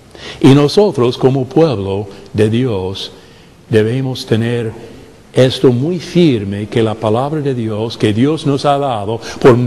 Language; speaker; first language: Spanish; non-native, fluent; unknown